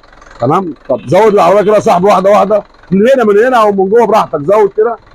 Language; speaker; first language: Arabic; native; Arabic